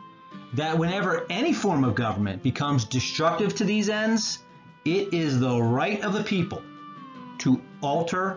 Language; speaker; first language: English; native; English